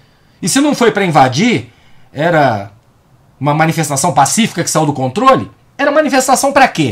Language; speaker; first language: Portuguese; native; Portuguese